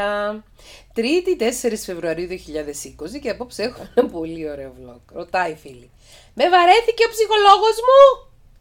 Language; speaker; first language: Greek; native; Greek